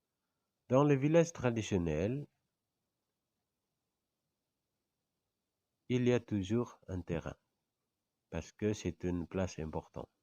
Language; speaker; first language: French; non-native, fluent; Indonesian